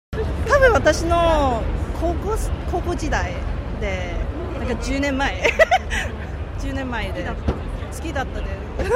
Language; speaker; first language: Japanese; non-native, learner; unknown